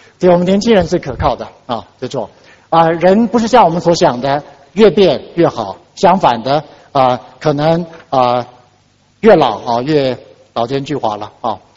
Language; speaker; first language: Chinese; native; Chinese